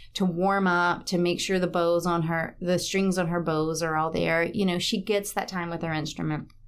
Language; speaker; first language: English; native; English